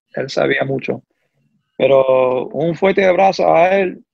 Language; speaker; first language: Spanish; early bilingual, heritage; Spanish